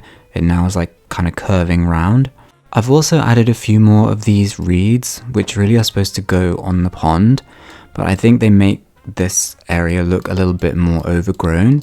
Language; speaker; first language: English; native; English